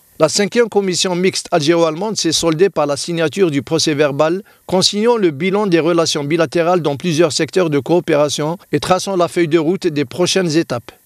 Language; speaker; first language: French; non-native, local second language; Arabic